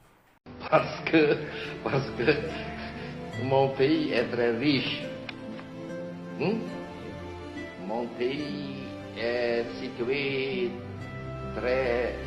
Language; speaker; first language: French; non-native, fluent; Javanese